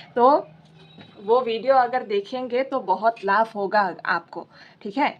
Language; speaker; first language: Hindi; non-native, local second language; Assamese